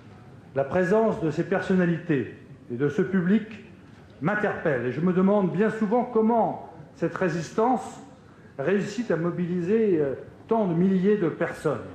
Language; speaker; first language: French; native; French